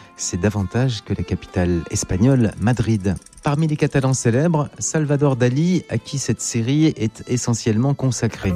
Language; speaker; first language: French; native; French